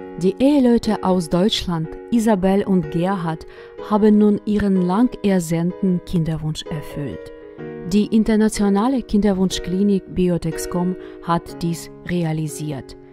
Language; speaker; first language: German; non-native, fluent; Russian